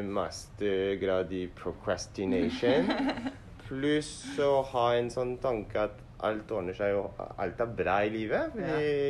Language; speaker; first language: Norwegian; non-native, learner; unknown